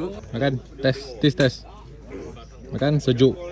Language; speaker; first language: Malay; non-native, local second language; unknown